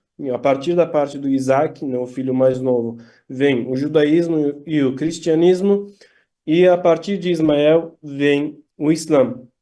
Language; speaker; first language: Portuguese; non-native, fluent; Turkish